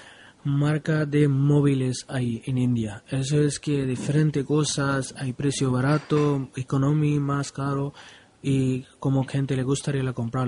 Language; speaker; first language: Spanish; non-native, learner; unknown